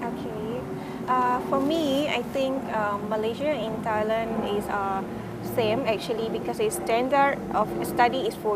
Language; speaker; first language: English; non-native, fluent; Thai